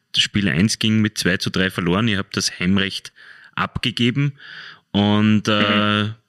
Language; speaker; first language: German; native; German